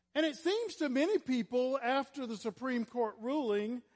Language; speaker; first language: English; native; English